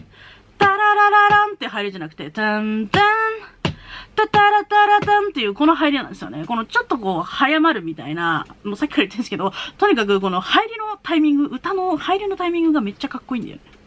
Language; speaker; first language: Japanese; native; Japanese